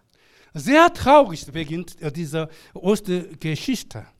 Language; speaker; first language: German; non-native, learner; Korean